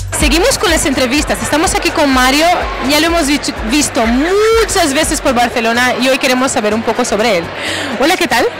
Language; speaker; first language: Spanish; non-native, local second language; Catalan